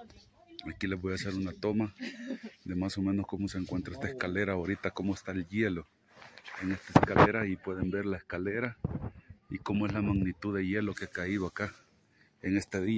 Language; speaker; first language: Spanish; native; Spanish